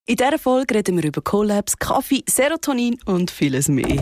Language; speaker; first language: German; native; German